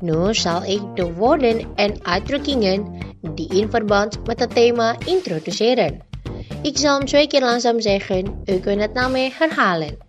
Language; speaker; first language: Dutch; non-native, learner; Indonesian